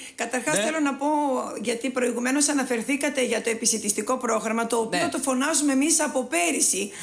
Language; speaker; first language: Greek; native; Greek